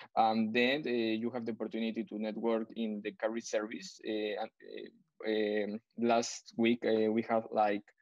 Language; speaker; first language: English; non-native, fluent; Spanish